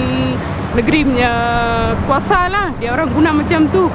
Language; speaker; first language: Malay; non-native, local second language; Tamil